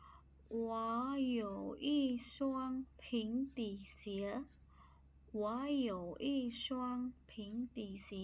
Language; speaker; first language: Chinese; non-native, fluent; Khmer